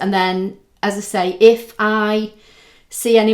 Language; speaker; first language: English; native; English